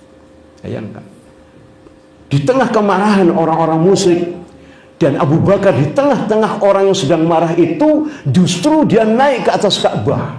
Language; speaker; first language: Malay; non-native, local second language; Javanese